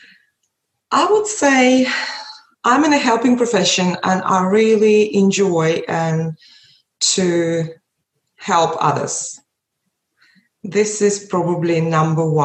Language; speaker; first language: English; early bilingual, other home language; Russian